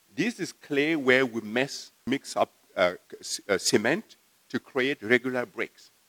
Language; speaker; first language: English; non-native, fluent; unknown